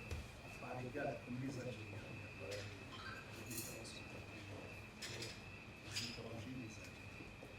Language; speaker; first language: French; non-native, local second language; Arabic